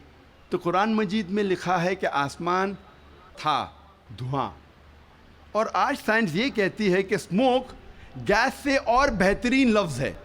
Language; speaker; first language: Urdu; native; Urdu